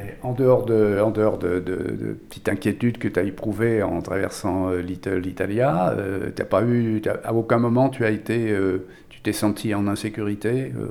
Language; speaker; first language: French; native; French